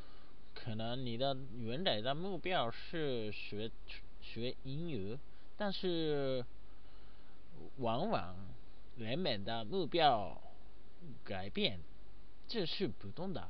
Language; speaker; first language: Chinese; non-native, learner; Japanese